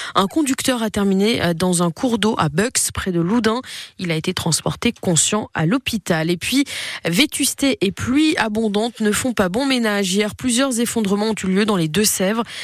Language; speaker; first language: French; native; French